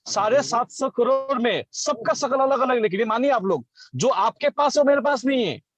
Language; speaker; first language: Hindi; non-native, local second language; Assamese